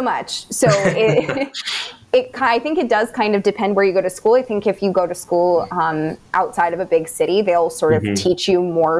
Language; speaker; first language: English; native; English